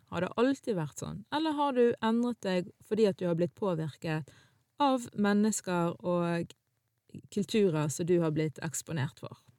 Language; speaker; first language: Norwegian; early bilingual, other home language; Arabic